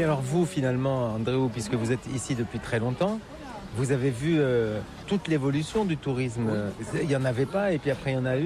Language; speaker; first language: French; native; French